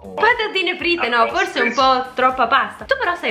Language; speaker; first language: Italian; native; Italian